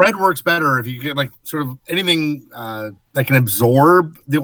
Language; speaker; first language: English; native; English